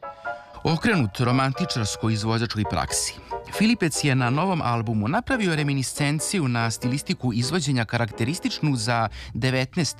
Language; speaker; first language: Serbian; native; Serbian